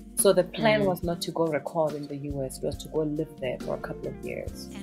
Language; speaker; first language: English; non-native, local second language; Northern Sotho